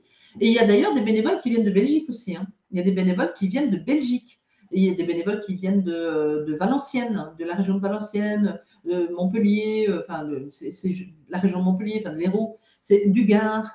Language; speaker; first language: French; native; French